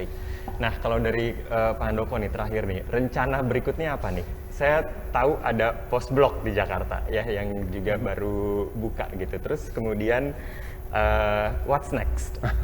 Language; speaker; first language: Indonesian; native; Indonesian